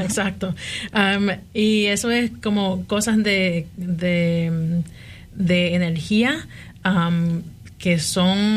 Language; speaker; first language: Spanish; early bilingual, heritage; Spanish